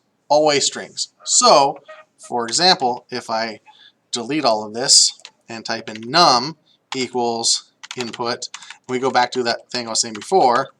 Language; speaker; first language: English; native; English